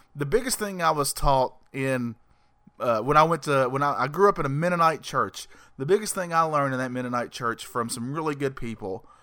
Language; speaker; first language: English; native; English